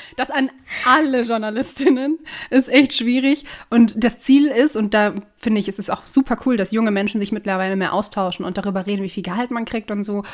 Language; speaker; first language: German; native; German